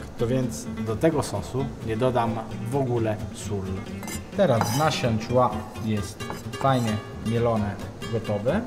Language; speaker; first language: Polish; non-native, learner; Italian